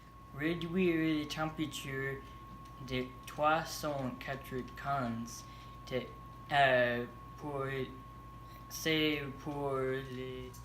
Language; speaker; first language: French; non-native, learner; English